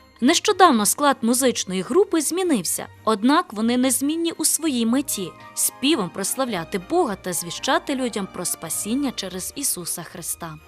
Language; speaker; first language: Ukrainian; native; Ukrainian